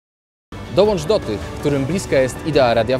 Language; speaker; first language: Polish; native; Polish